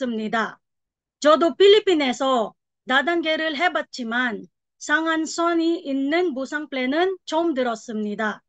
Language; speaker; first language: Korean; non-native, learner; Filipino